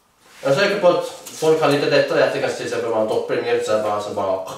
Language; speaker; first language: Swedish; native; Swedish